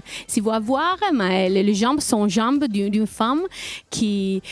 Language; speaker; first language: French; non-native, learner; Italian